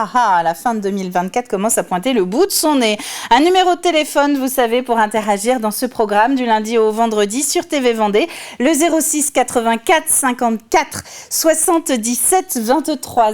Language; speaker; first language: French; native; French